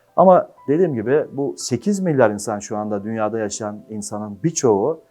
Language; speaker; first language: Turkish; native; Turkish